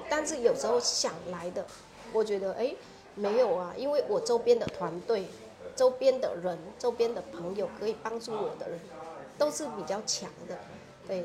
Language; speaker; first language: Chinese; non-native, fluent; Vietnamese